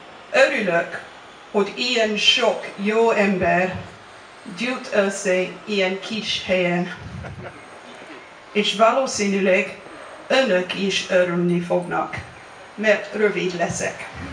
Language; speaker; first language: Hungarian; non-native, learner; English